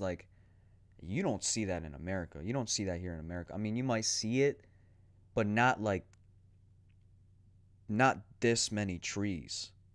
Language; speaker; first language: English; native; English